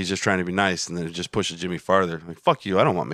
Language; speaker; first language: English; native; English